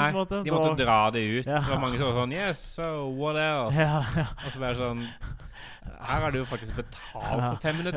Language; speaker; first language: Norwegian; native; Norwegian